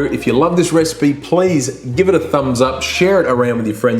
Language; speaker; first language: English; native; English